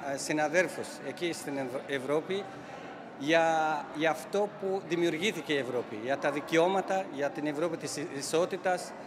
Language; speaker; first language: Greek; non-native, fluent; Persian